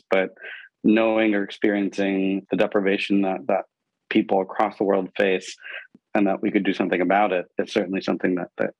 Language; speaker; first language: English; non-native, local second language; Urdu